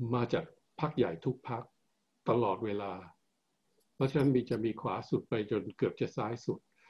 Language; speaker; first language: Thai; early bilingual, heritage; Thai